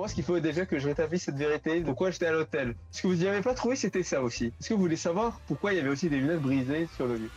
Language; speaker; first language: French; native; French